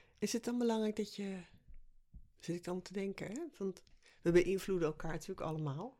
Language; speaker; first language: Dutch; native; Dutch